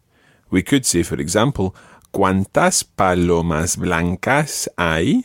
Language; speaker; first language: Spanish; non-native, fluent; English